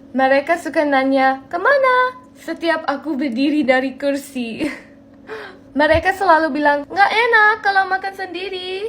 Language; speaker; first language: Indonesian; non-native, fluent; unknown